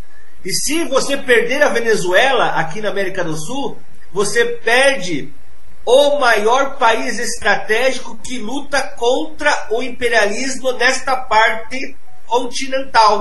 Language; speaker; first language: Portuguese; native; Portuguese